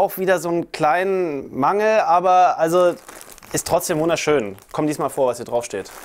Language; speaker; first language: German; native; German